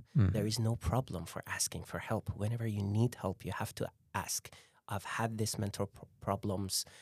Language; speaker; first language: English; non-native, fluent; Persian